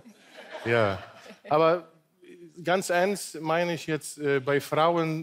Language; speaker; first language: German; non-native, local second language; Polish